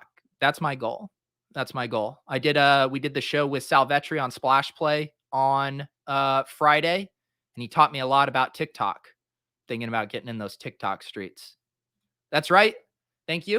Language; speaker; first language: English; native; English